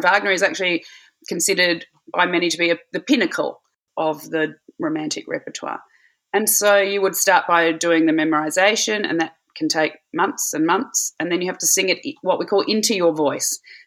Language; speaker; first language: English; native; English